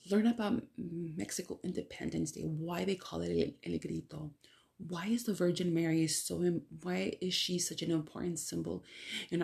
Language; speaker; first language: English; early bilingual, other home language; Spanish